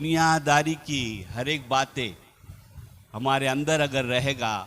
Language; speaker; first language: Hindi; non-native, local second language; Telugu